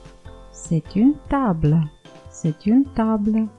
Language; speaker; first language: French; non-native, fluent; Romanian